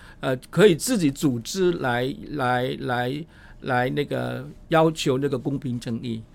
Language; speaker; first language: Chinese; non-native, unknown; Vietnamese